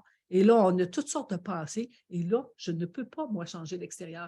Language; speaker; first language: French; native; French